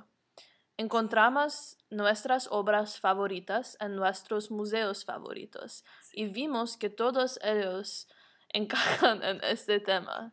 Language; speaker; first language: Spanish; non-native, learner; English